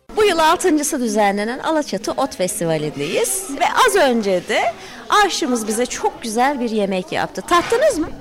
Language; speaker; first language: Turkish; native; Turkish